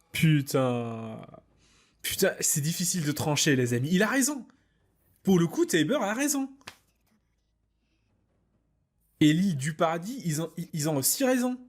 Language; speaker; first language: French; native; French